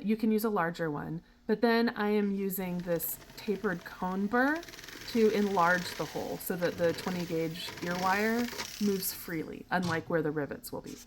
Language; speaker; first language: English; native; English